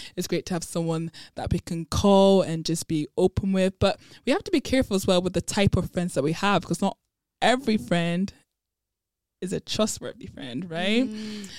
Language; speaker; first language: English; non-native, local second language; Akan